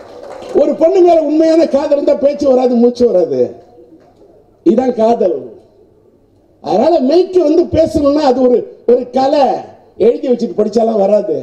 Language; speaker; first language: Tamil; native; Tamil